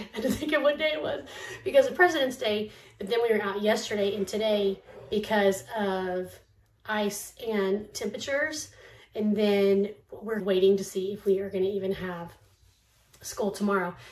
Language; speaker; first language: English; native; English